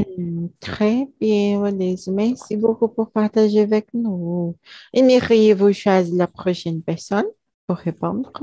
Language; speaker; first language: French; non-native, learner; Portuguese